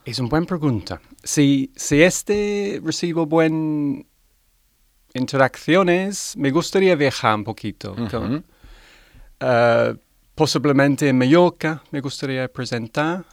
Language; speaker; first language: Spanish; non-native, learner; English